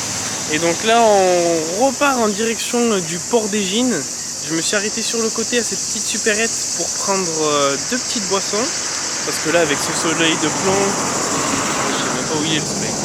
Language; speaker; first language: French; native; French